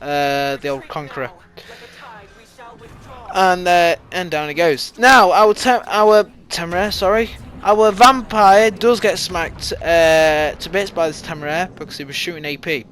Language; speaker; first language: English; native; English